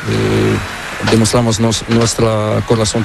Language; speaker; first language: Spanish; non-native, learner; Portuguese